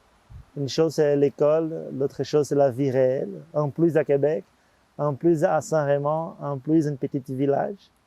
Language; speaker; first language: French; non-native, fluent; Portuguese